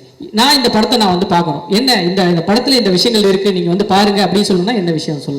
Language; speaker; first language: Tamil; native; Tamil